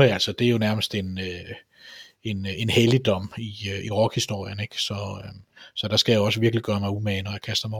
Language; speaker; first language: Danish; native; Danish